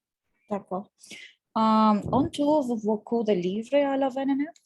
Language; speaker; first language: French; non-native, learner; Spanish